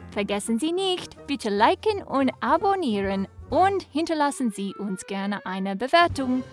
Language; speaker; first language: German; non-native, learner; English